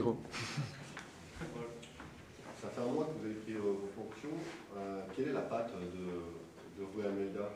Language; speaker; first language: French; native; French